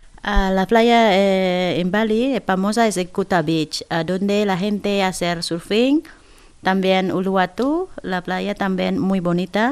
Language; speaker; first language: Spanish; non-native, learner; Balinese